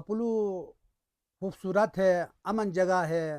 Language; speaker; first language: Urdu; non-native, local second language; Balti